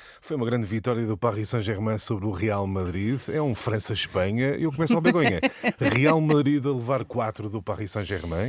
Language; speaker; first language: Portuguese; native; Portuguese